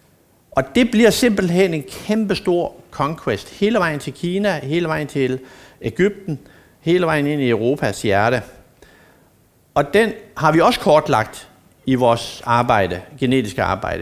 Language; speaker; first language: Danish; native; Danish